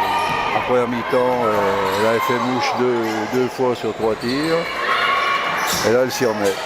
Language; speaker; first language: French; native; French